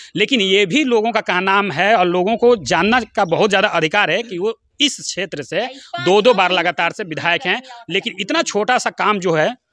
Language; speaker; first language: Hindi; native; Hindi